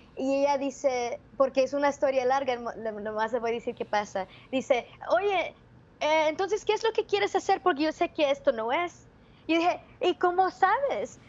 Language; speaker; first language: Spanish; early bilingual, heritage; Spanish